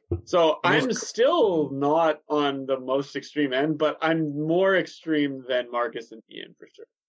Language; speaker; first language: English; native; English